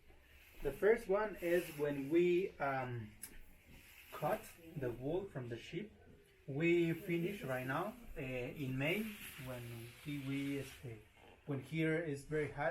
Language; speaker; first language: English; non-native, learner; Spanish